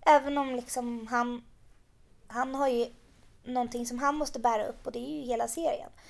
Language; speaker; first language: Swedish; early bilingual, other home language; Persian